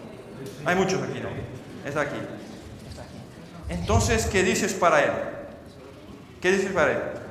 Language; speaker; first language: Spanish; non-native, fluent; Portuguese